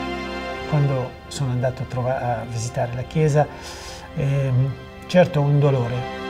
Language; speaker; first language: Italian; non-native, fluent; Assyrian Neo-Aramaic